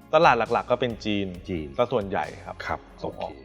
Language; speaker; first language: Thai; native; Thai